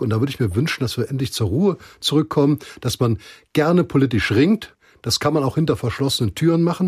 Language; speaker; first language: German; native; German